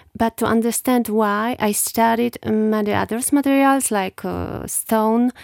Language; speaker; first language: English; non-native, fluent; Polish